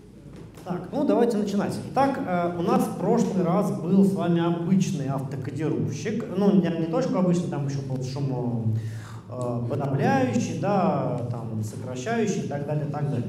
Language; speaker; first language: Russian; native; Russian